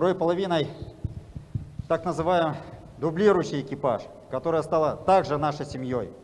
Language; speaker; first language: Russian; native; Russian